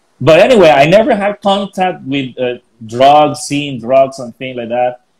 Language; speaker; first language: English; non-native, fluent; Spanish